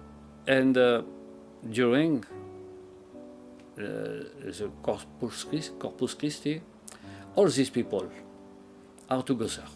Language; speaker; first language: English; non-native, learner; French